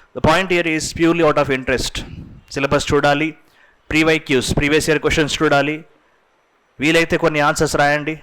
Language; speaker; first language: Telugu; non-native, local second language; Urdu